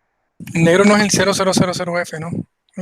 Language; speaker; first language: Spanish; native; Spanish